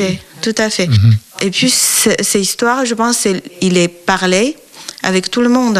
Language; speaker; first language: French; non-native, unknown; Chinese